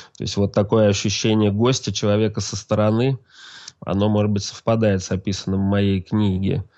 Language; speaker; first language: Russian; native; Russian